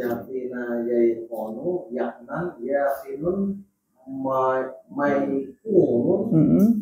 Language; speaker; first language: Arabic; non-native, learner; Indonesian